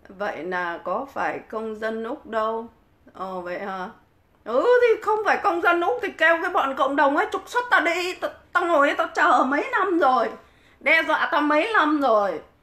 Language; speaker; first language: Vietnamese; native; Vietnamese